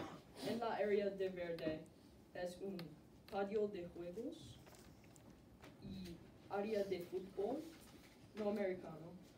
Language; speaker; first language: Spanish; non-native, learner; English